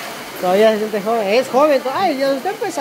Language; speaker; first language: Spanish; native; Spanish